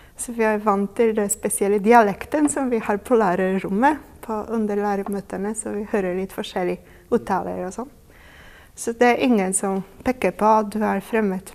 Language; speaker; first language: Norwegian; non-native, fluent; Polish